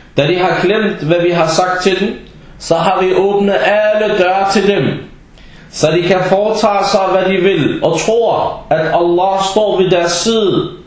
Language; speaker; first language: Danish; early bilingual, other home language; Arabic